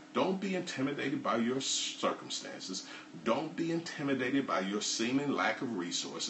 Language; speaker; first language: English; native; English